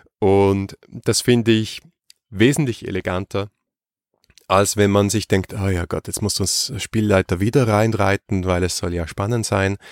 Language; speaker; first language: German; native; German